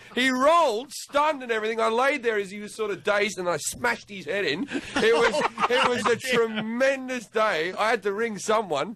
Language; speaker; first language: English; native; English